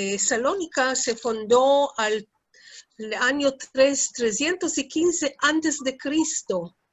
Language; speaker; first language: Spanish; early bilingual, heritage; Ladino